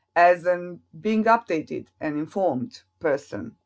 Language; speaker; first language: English; non-native, fluent; Serbian